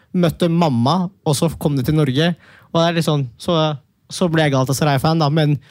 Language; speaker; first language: Norwegian; early bilingual, other home language; Turkish